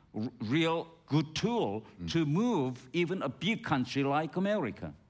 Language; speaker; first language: English; non-native, fluent; Korean